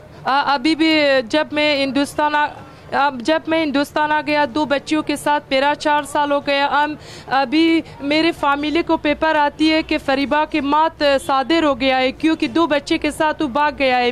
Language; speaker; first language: Hindi; non-native, learner; Persian